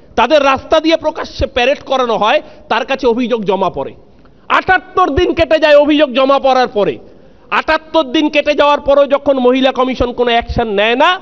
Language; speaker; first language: Bangla; native; Bangla